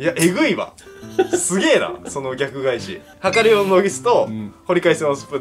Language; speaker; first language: Japanese; native; Japanese